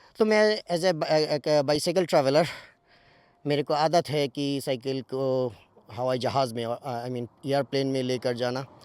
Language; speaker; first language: Urdu; non-native, fluent; Bangla